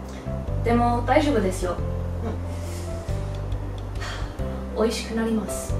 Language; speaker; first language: Japanese; non-native, learner; English